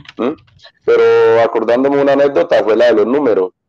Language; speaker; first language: Spanish; native; Spanish